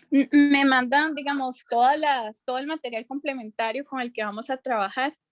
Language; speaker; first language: Spanish; native; Spanish